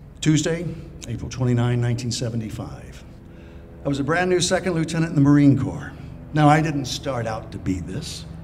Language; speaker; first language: English; native; English